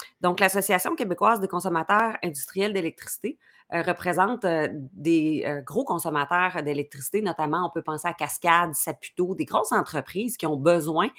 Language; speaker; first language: French; native; French